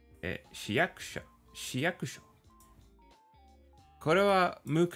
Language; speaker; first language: Japanese; non-native, learner; English